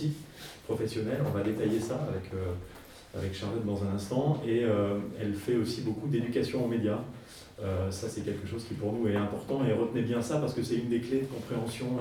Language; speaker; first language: French; native; French